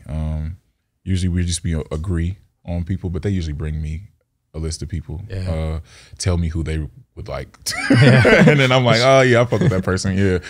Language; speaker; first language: English; native; English